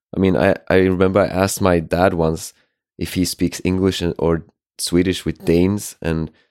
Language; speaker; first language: English; non-native, fluent; Swedish